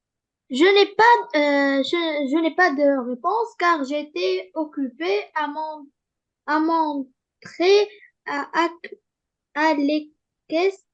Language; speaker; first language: French; non-native, learner; Arabic